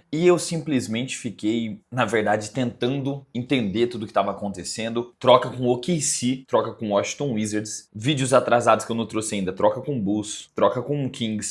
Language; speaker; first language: Portuguese; native; Portuguese